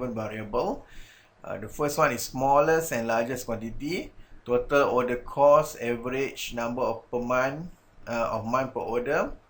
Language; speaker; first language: English; non-native, local second language; Malay